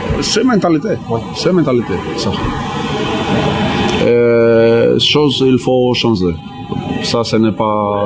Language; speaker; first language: French; non-native, learner; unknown